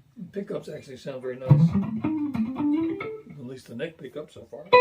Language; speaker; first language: English; native; English